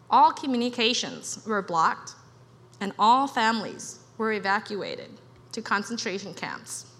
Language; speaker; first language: English; early bilingual, other home language; Khmer